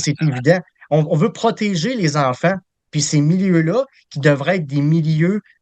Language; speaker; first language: French; native; French